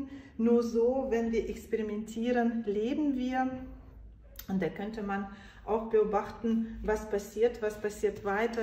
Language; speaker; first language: German; non-native, fluent; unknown